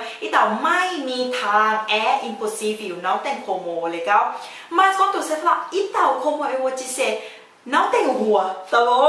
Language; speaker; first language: Portuguese; non-native, learner; Thai